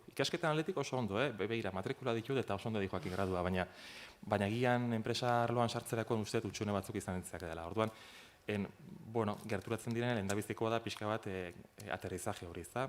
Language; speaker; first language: Basque; native; Basque